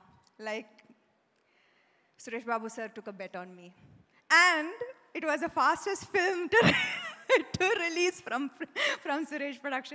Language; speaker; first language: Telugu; non-native, local second language; Tamil